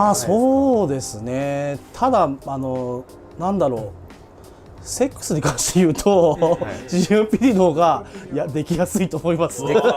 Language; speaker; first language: Japanese; native; Japanese